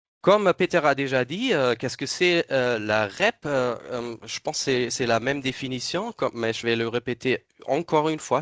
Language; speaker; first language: French; non-native, fluent; German